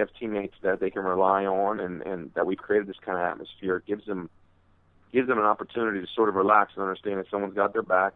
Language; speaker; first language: English; native; English